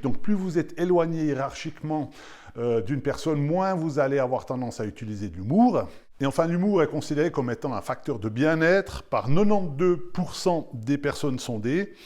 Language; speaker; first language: French; native; French